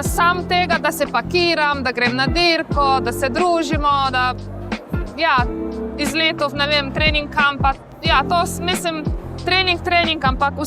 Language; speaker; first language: Slovenian; non-native, fluent; Polish